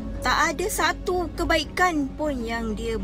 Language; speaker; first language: Malay; native; Malay